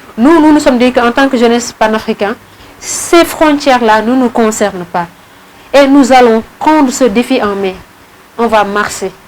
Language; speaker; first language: French; non-native, local second language; Wolof